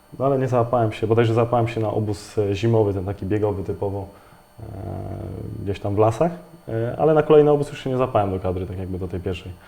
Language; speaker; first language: Polish; native; Polish